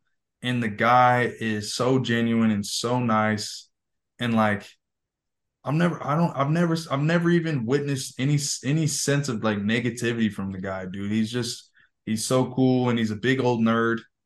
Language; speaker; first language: English; native; English